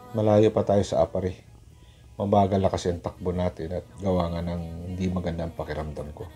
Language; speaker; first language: Filipino; non-native, local second language; Cebuano